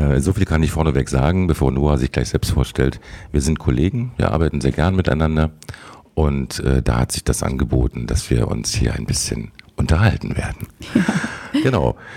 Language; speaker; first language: German; native; German